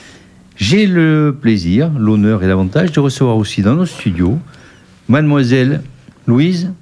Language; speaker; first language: French; native; French